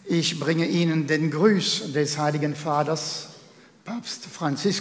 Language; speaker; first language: German; non-native, fluent; French